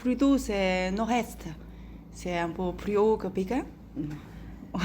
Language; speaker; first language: French; non-native, learner; Chinese